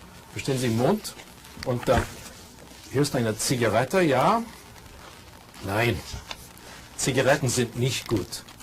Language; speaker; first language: German; non-native, fluent; English